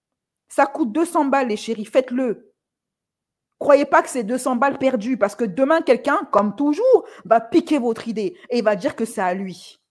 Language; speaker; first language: French; native; French